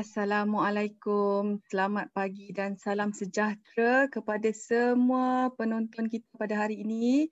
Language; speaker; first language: Malay; native; Malay